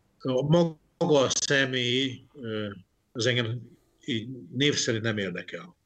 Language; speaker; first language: Hungarian; native; Hungarian